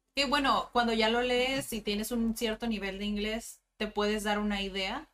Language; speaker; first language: Spanish; native; Spanish